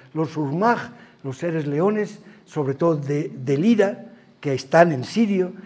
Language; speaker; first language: Spanish; native; Spanish